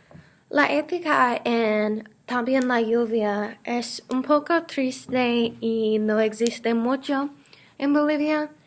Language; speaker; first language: Spanish; non-native, learner; English